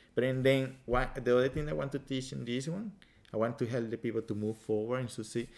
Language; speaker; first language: English; non-native, fluent; Spanish